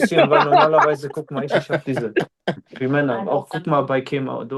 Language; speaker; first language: German; non-native, learner; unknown